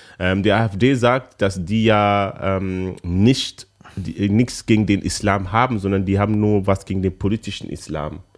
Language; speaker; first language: German; early bilingual, other home language; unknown